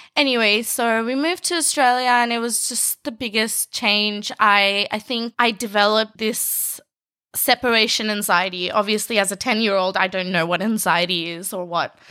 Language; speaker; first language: English; early bilingual, other home language; Bangla